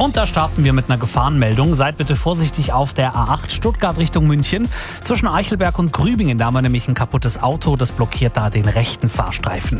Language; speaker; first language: German; native; German